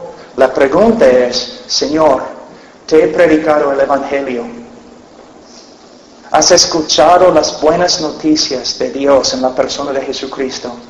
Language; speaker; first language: Spanish; non-native, fluent; English